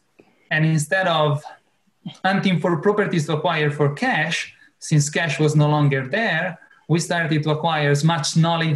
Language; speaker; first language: English; non-native, fluent; Italian